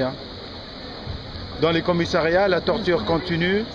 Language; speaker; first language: French; non-native, local second language; Arabic